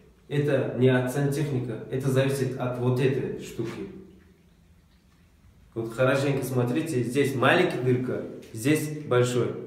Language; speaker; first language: Russian; non-native, local second language; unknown